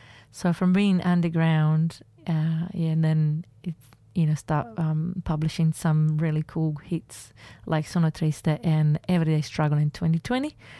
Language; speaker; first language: English; non-native, fluent; Italian